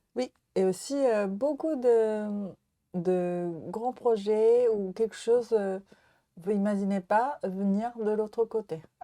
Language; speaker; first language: French; non-native, learner; Japanese